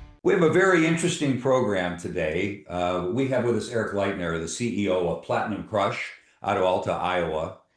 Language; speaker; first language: English; native; English